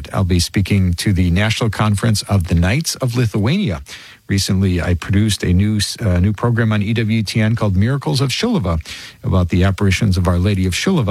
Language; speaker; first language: English; native; English